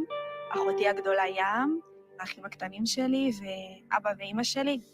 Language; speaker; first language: Hebrew; native; Hebrew